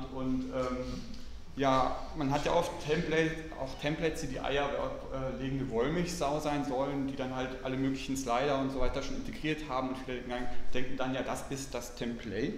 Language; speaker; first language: German; native; German